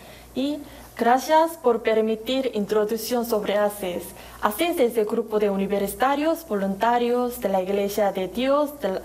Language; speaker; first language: Spanish; non-native, learner; Korean